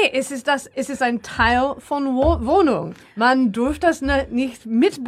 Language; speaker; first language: German; non-native, learner; English